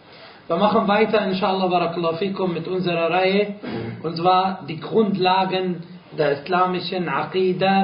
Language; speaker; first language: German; non-native, fluent; Arabic